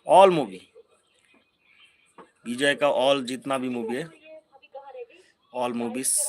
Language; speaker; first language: Hindi; non-native, local second language; Bangla